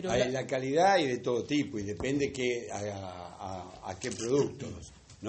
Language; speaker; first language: Spanish; native; Spanish